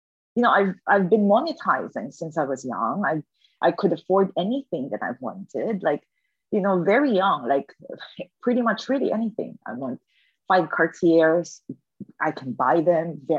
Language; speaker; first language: English; non-native, local second language; Filipino